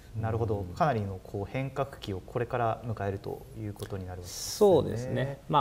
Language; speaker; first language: Japanese; native; Japanese